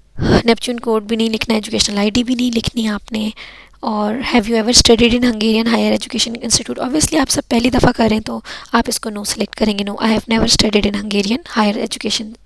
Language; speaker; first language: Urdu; native; Urdu